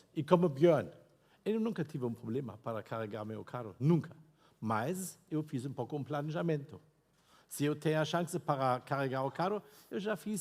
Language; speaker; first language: Portuguese; non-native, fluent; German